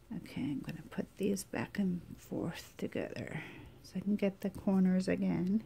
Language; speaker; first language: English; native; English